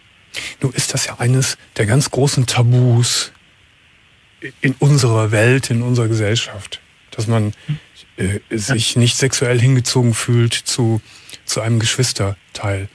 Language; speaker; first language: German; native; German